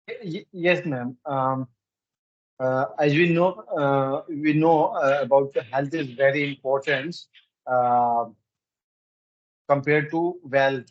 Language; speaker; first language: English; non-native, learner; Hindi